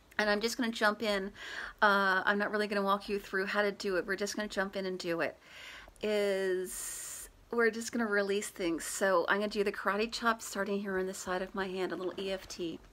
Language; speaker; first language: English; native; English